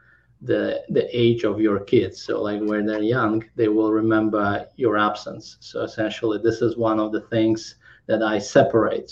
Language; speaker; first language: English; non-native, fluent; Kazakh